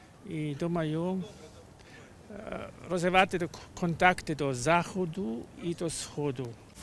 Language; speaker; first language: Ukrainian; non-native, learner; German